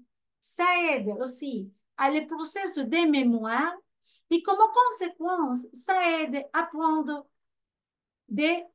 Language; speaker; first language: French; non-native, fluent; Spanish